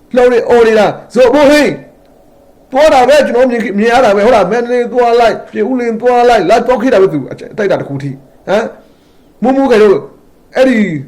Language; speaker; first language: Burmese; native; Burmese